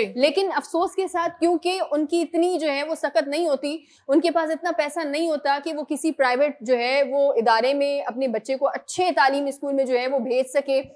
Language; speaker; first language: Urdu; native; Urdu